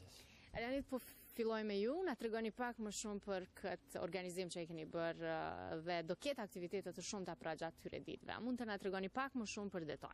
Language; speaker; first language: Albanian; native; Albanian